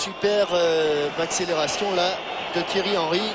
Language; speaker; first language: French; native; French